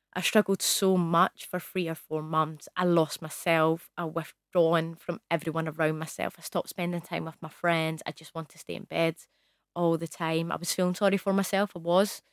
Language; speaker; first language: English; native; English